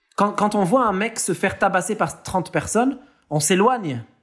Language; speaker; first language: French; native; French